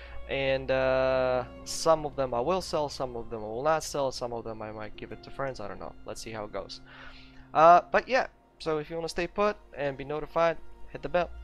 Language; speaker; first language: English; non-native, fluent; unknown